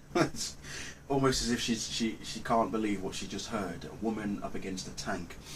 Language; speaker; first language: English; native; English